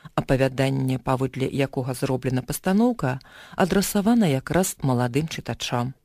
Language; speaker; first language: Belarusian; native; Belarusian